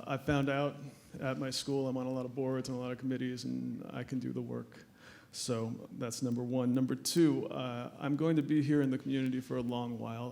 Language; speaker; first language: English; native; English